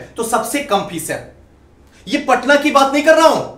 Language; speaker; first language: Hindi; native; Hindi